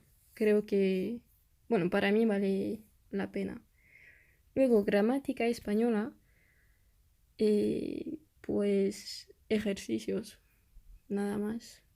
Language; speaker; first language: Spanish; non-native, fluent; French